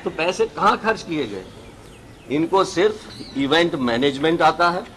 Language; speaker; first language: Hindi; non-native, local second language; Gujarati